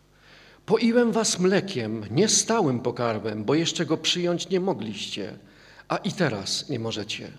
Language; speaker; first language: Polish; native; Polish